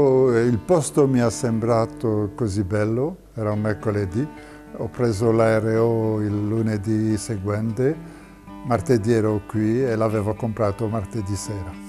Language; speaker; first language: Italian; non-native, fluent; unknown